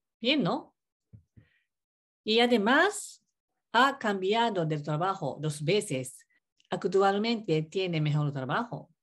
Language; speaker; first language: Spanish; non-native, learner; Japanese